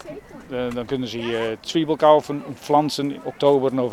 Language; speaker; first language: German; non-native, learner; Dutch